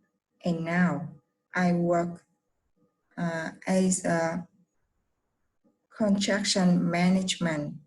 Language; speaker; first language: English; non-native, learner; Vietnamese